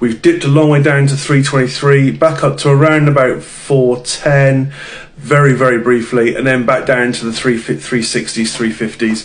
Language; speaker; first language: English; native; English